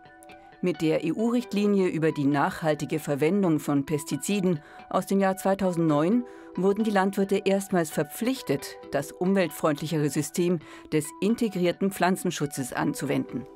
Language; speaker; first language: German; native; German